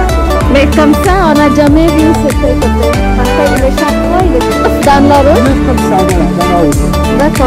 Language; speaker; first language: French; non-native, learner; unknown